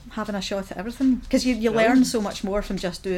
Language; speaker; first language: English; native; English